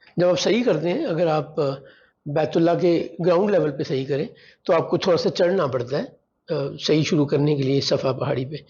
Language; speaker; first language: Urdu; non-native, local second language; Punjabi